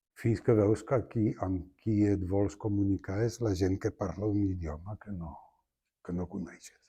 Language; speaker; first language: Catalan; non-native, fluent; Polish